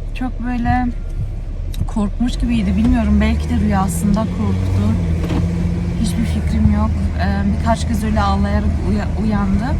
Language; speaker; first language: Turkish; early bilingual, heritage; Turkish